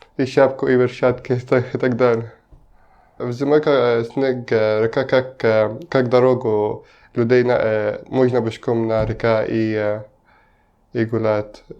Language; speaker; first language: Russian; non-native, learner; Arabic